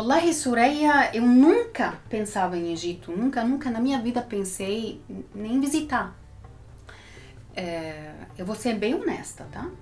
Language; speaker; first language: Portuguese; early bilingual, heritage; Portuguese